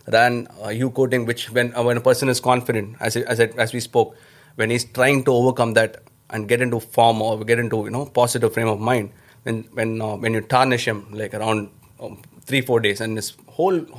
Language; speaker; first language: English; non-native, local second language; Tamil